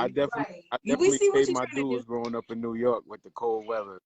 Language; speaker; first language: English; native; English